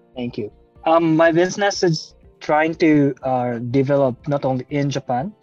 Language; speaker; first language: English; non-native, fluent; Japanese